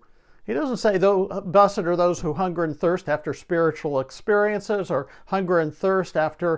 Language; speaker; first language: English; native; English